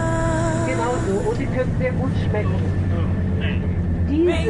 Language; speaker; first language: German; non-native, fluent; Portuguese